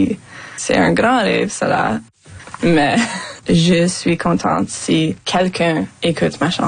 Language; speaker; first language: French; non-native, local second language; English